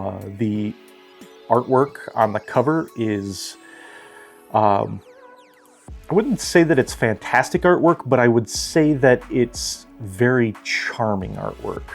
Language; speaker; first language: English; native; English